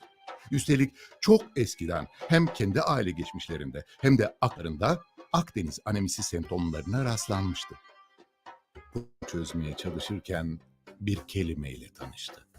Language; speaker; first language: Turkish; native; Turkish